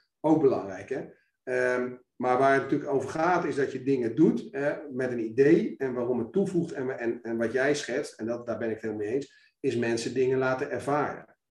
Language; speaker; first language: Dutch; native; Dutch